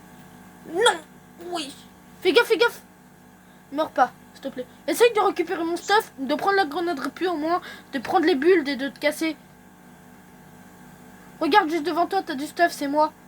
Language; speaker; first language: French; native; French